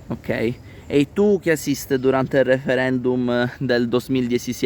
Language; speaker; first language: Spanish; non-native, learner; Italian